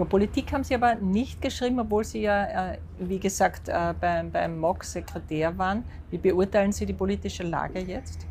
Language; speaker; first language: German; native; German